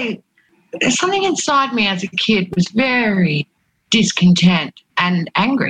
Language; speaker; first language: English; native; English